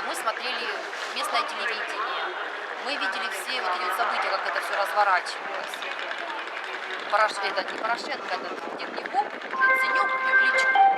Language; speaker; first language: Russian; native; Russian